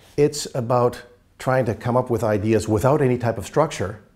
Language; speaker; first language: English; native; English